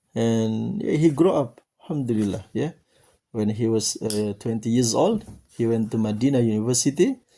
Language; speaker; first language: English; non-native, learner; Indonesian